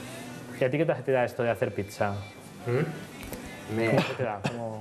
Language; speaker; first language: Spanish; native; Spanish